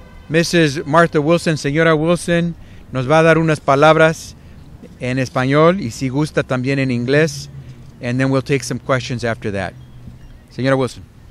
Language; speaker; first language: Spanish; early bilingual, heritage; Spanish